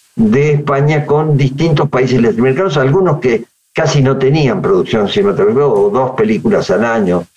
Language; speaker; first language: Spanish; native; Spanish